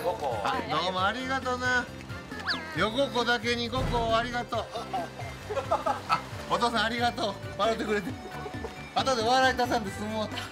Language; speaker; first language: Japanese; native; Japanese